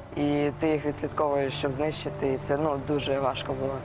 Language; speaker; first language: Ukrainian; native; Ukrainian